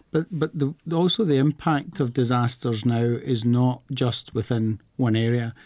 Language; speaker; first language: English; native; English